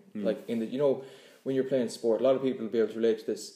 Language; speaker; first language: English; native; English